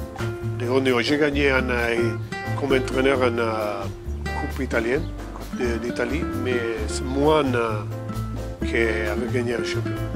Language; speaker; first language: French; non-native, fluent; Italian